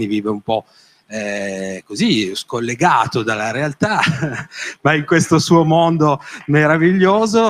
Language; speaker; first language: Italian; native; Italian